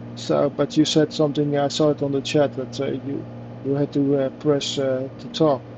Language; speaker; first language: English; non-native, fluent; Dutch